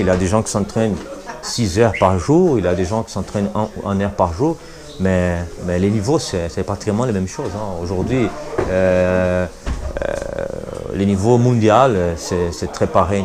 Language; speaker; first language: French; non-native, learner; Portuguese